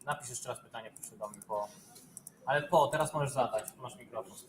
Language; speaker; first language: Polish; native; Polish